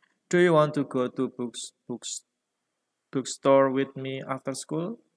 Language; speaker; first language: English; non-native, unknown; Indonesian